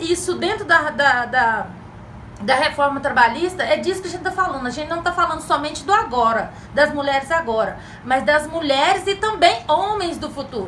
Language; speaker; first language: Portuguese; native; Portuguese